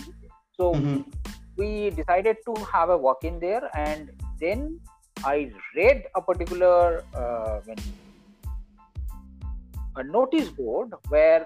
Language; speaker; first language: English; non-native, local second language; Bangla